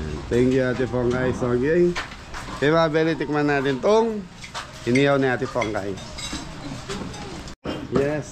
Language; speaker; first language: Filipino; native; Filipino